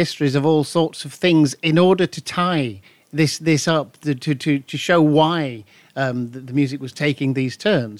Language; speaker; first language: English; native; English